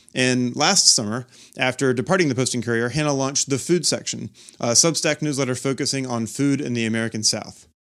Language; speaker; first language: English; native; English